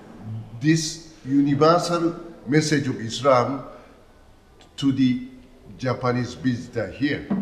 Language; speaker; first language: English; non-native, learner; Japanese